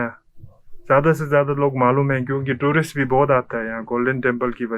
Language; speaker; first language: Hindi; early bilingual, other home language; Tibetan